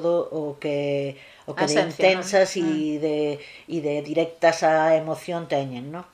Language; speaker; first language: Galician; native; Galician